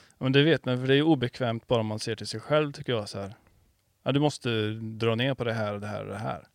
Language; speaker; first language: Swedish; native; Swedish